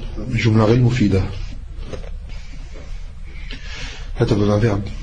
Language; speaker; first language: Arabic; non-native, fluent; French